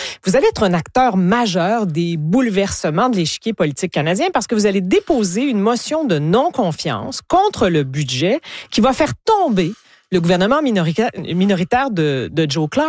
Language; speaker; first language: French; native; French